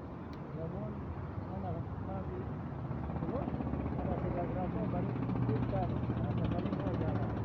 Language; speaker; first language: Arabic; non-native, learner; Filipino